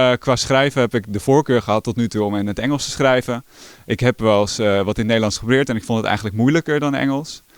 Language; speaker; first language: Dutch; native; Dutch